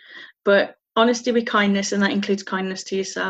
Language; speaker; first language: English; native; English